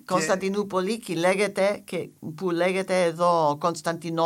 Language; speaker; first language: Greek; non-native, learner; English